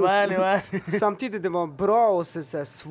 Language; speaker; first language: Swedish; early bilingual, other home language; Albanian